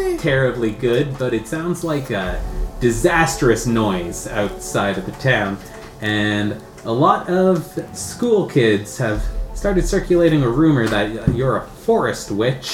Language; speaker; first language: English; native; English